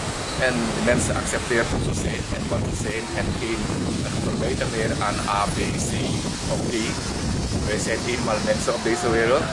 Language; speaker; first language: Dutch; early bilingual, heritage; Javanese